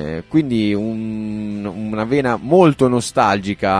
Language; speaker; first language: Italian; native; Italian